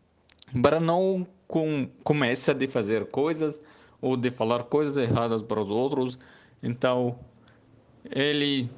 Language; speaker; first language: Portuguese; non-native, learner; Arabic